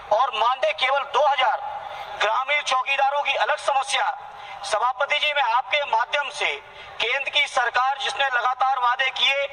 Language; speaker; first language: Hindi; native; Hindi